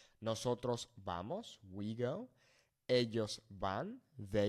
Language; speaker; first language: Spanish; non-native, fluent; English